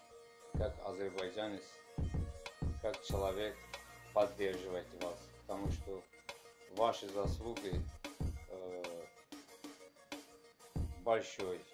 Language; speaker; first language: Russian; non-native, fluent; Azerbaijani